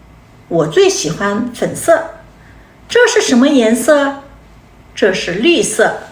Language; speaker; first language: Chinese; non-native, fluent; Kazakh